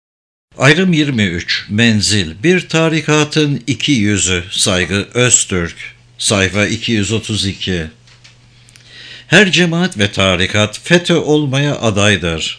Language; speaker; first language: Turkish; native; Turkish